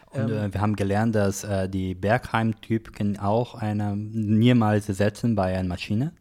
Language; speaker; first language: German; non-native, learner; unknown